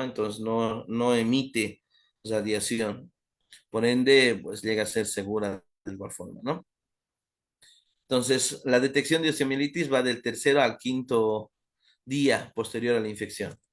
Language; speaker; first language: Spanish; native; Spanish